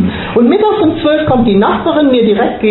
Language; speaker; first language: German; native; German